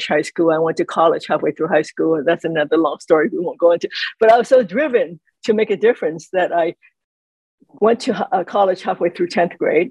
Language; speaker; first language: English; non-native, local second language; Cantonese